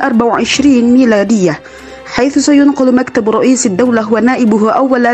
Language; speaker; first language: Arabic; non-native, learner; Indonesian